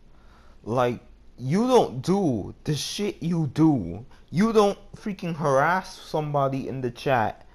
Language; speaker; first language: English; native; English